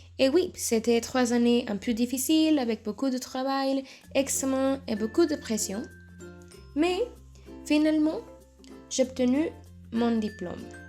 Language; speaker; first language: French; non-native, learner; Spanish